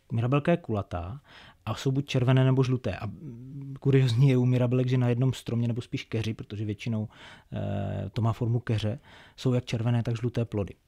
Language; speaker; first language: Czech; native; Czech